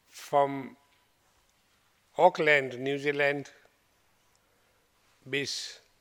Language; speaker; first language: German; non-native, learner; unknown